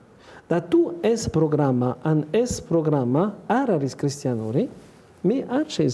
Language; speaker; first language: Georgian; non-native, learner; French